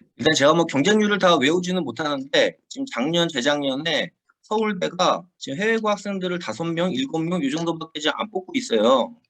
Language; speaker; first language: Korean; native; Korean